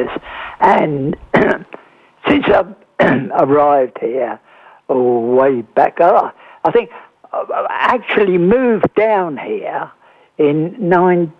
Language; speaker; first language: English; native; English